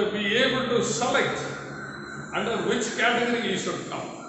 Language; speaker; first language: English; non-native, local second language; Tamil